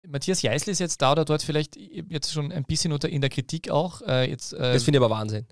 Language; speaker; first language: German; native; German